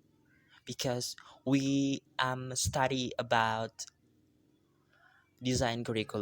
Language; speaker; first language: English; non-native, learner; Indonesian